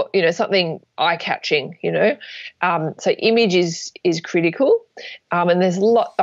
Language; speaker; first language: English; native; English